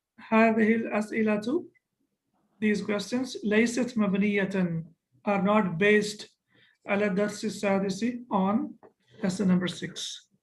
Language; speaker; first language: Arabic; non-native, fluent; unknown